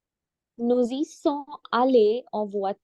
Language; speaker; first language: French; non-native, learner; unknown